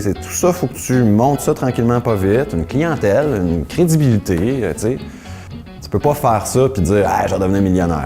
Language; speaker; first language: French; native; French